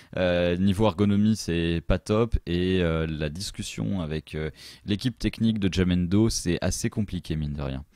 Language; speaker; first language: French; native; French